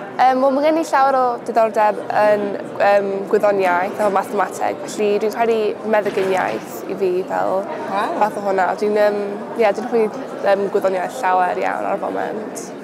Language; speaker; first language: Welsh; non-native, local second language; English